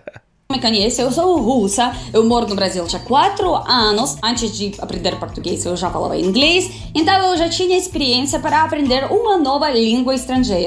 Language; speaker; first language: Portuguese; non-native, fluent; Russian